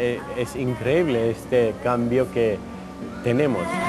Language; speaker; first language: Spanish; non-native, fluent; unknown